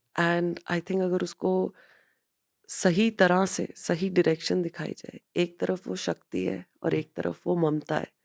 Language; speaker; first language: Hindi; non-native, local second language; Punjabi